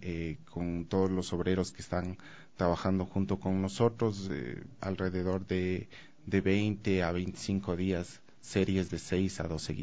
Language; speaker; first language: Spanish; native; Spanish